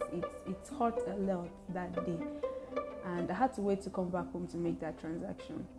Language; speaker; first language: English; non-native, local second language; Igbo